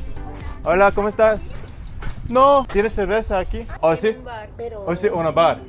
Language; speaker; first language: Spanish; non-native, learner; English